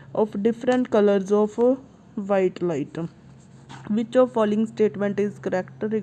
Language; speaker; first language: English; non-native, local second language; Punjabi